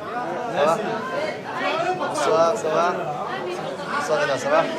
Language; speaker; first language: French; native; French